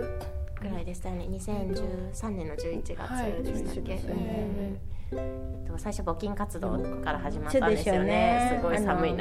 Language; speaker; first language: Japanese; native; Japanese